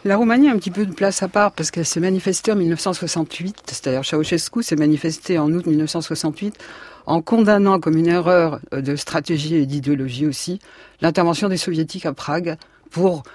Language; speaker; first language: French; native; French